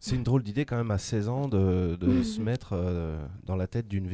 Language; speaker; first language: French; native; French